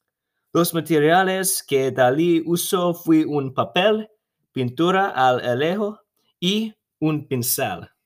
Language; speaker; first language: Spanish; non-native, learner; English